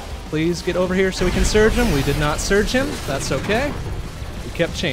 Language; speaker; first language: English; native; English